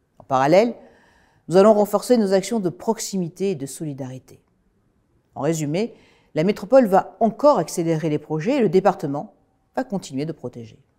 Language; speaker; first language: French; native; French